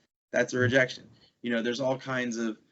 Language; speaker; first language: English; native; English